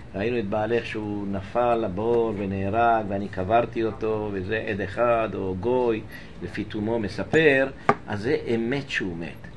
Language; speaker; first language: Hebrew; native; Hebrew